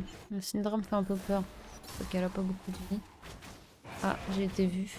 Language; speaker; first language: French; native; French